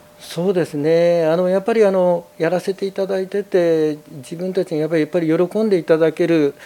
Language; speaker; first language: Japanese; native; Japanese